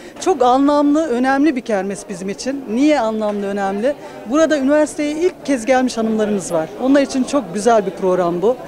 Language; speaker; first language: Turkish; native; Turkish